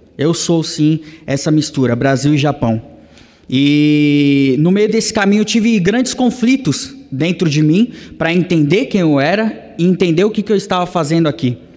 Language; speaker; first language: Portuguese; native; Portuguese